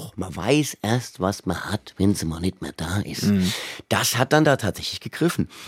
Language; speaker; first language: German; native; German